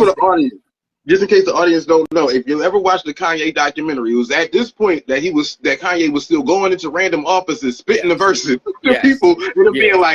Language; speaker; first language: English; native; English